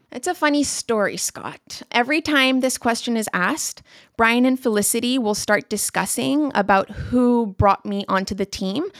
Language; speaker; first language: English; non-native, local second language; Spanish